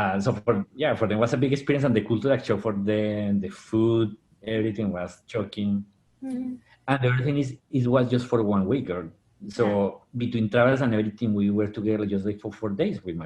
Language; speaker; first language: English; non-native, fluent; Spanish